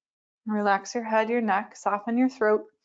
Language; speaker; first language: English; native; English